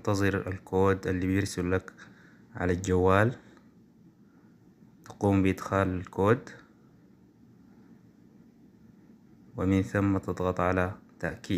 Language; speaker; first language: Arabic; native; Arabic